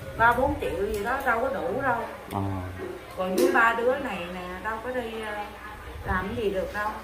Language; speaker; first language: Vietnamese; non-native, local second language; Khmer